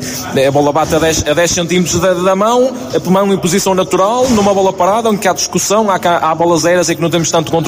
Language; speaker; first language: Portuguese; native; Portuguese